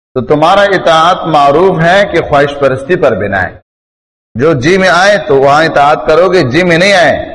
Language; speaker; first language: Urdu; non-native, local second language; Pashto